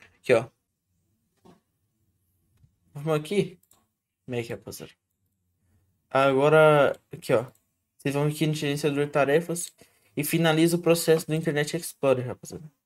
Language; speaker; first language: Portuguese; native; Portuguese